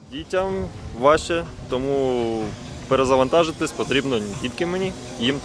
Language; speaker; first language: Ukrainian; non-native, local second language; Russian